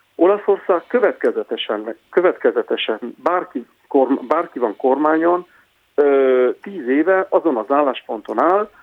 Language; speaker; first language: Hungarian; non-native, fluent; Italian